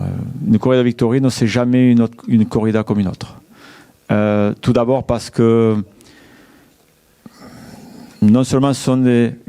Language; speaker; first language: French; native; French